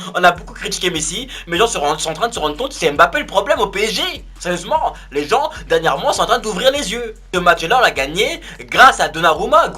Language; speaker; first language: French; native; French